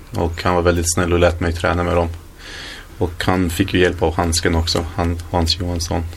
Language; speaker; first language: Swedish; early bilingual, other home language; Kurdish